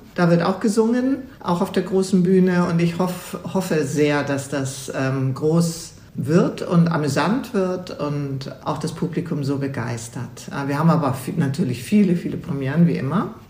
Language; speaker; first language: German; native; German